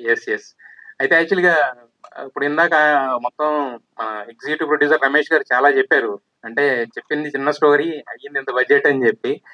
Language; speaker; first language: Telugu; native; Telugu